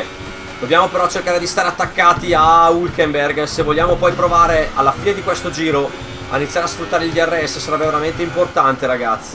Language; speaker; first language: Italian; native; Italian